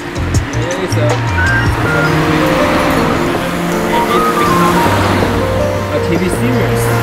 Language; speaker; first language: English; non-native, learner; Chinese